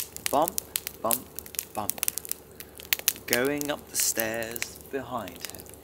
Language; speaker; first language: English; early bilingual, heritage; English